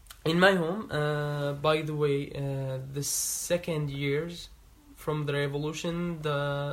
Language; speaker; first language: English; non-native, learner; Arabic